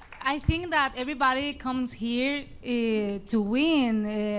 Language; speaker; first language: English; non-native, fluent; Spanish